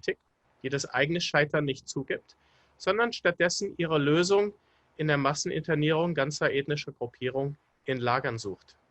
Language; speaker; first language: German; native; German